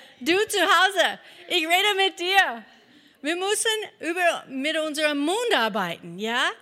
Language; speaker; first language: German; non-native, fluent; English